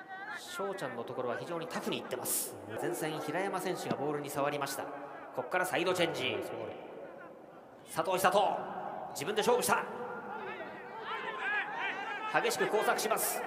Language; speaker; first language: Japanese; native; Japanese